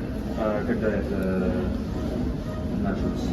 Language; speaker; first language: Russian; non-native, learner; English